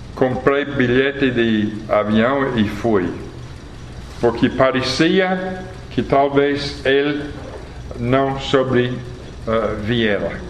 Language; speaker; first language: Portuguese; non-native, fluent; English